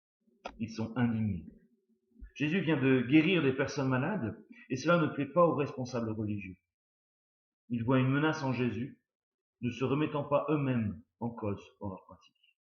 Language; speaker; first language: French; native; French